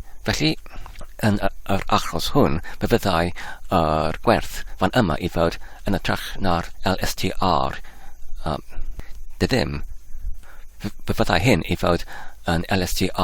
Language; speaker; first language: Welsh; non-native, learner; English